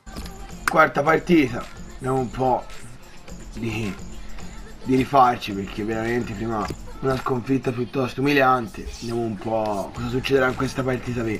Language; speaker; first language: Italian; native; Italian